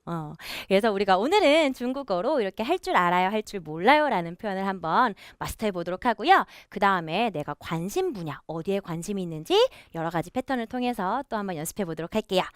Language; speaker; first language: Korean; native; Korean